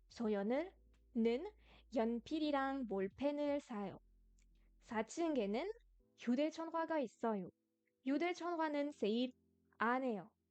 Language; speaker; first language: Korean; non-native, fluent; French